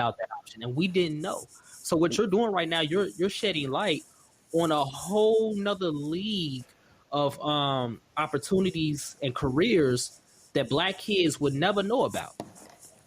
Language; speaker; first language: English; native; English